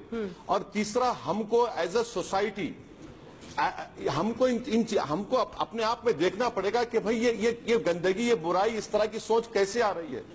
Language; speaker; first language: Urdu; native; Urdu